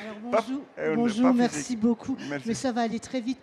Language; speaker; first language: French; native; French